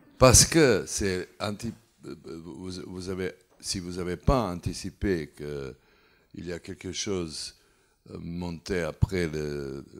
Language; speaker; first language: French; non-native, learner; Serbian